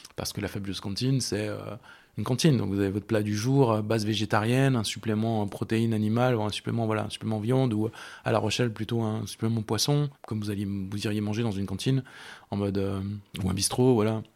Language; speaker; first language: French; native; French